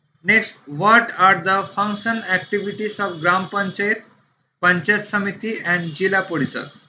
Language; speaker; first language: English; non-native, local second language; Bangla